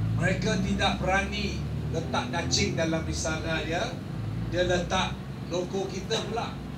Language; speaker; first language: Malay; non-native, local second language; Chinese